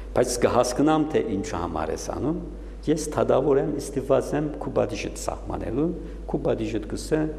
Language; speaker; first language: Armenian; native; Armenian